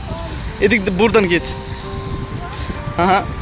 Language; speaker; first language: Turkish; non-native, learner; Bangla